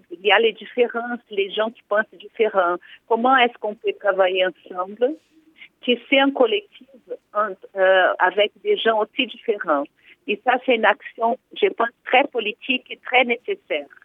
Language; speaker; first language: French; non-native, fluent; Portuguese